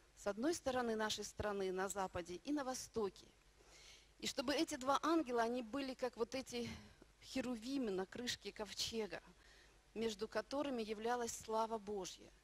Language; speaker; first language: Russian; native; Russian